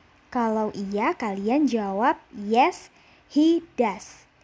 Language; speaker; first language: English; non-native, fluent; Indonesian